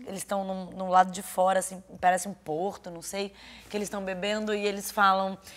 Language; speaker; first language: Portuguese; native; Portuguese